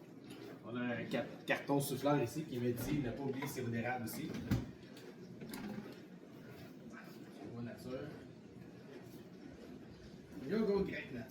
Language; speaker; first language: French; native; French